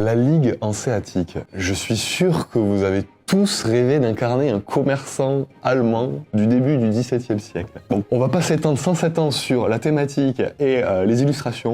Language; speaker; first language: French; native; French